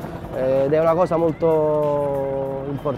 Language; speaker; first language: Italian; native; Italian